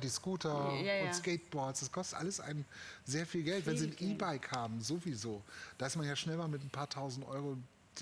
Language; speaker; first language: German; native; German